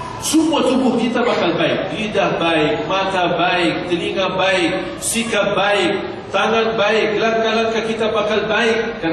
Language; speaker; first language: Malay; non-native, fluent; Arabic